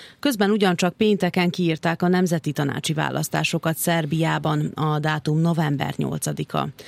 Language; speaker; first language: Hungarian; native; Hungarian